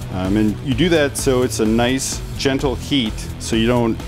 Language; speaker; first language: English; native; English